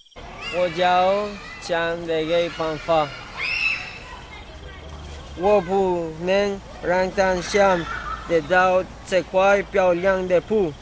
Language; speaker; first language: Chinese; non-native, learner; Spanish